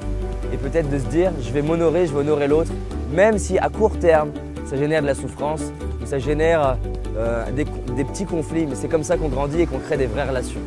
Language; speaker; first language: French; native; French